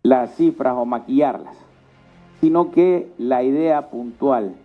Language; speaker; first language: Spanish; native; Spanish